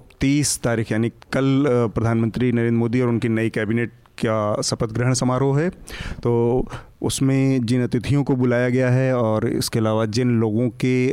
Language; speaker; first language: Hindi; native; Hindi